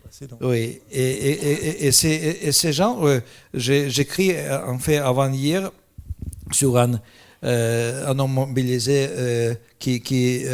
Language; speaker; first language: French; non-native, fluent; Russian